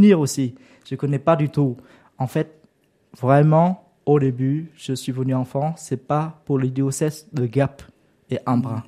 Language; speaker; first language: French; non-native, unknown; Vietnamese